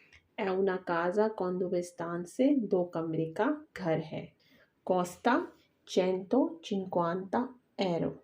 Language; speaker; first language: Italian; non-native, learner; Urdu